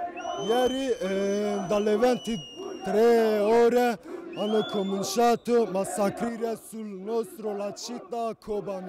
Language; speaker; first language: Italian; non-native, learner; Kurdish